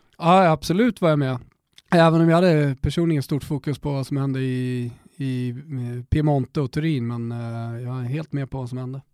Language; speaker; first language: Swedish; native; Swedish